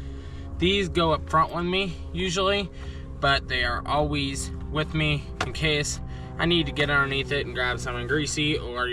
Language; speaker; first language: English; native; English